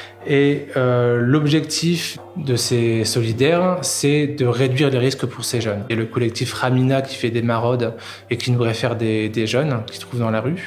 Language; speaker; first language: French; native; French